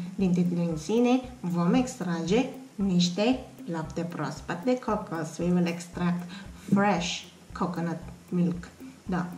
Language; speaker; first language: Romanian; non-native, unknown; Filipino